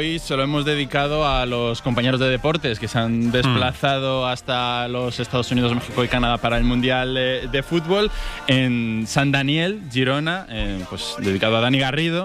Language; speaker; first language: Spanish; native; Spanish